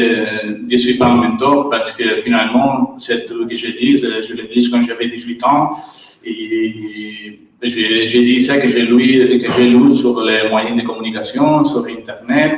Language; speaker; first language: French; non-native, learner; Catalan